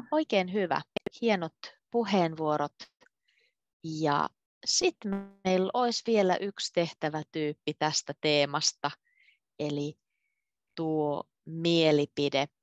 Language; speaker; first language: Finnish; native; Finnish